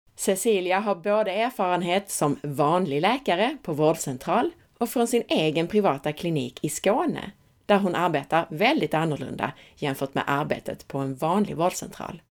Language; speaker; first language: Swedish; native; Swedish